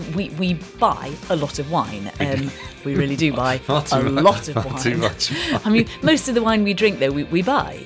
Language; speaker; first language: English; native; English